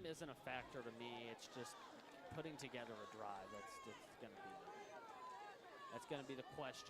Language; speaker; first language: English; native; English